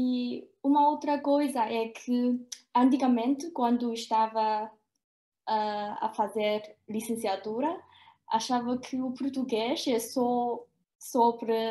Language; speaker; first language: Portuguese; non-native, fluent; Chinese